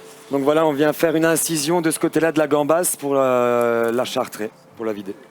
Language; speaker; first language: French; native; French